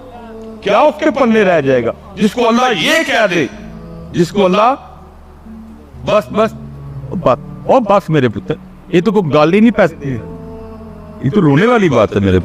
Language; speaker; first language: Hindi; non-native, local second language; Punjabi